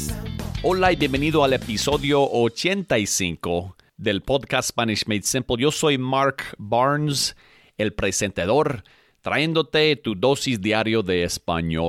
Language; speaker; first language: Spanish; non-native, fluent; English